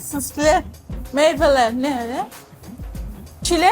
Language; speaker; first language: Turkish; non-native, learner; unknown